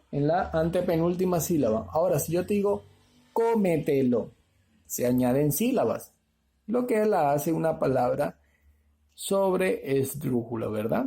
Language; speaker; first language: Spanish; native; Spanish